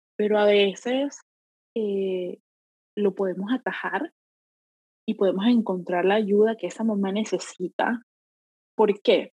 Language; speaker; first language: Spanish; native; Spanish